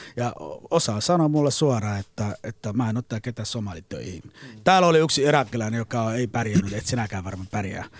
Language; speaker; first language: Finnish; non-native, fluent; Somali